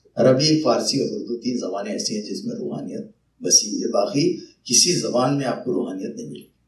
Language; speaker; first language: Urdu; native; Urdu